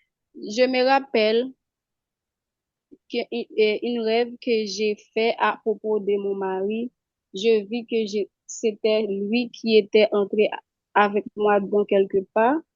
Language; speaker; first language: French; non-native, local second language; Haitian Creole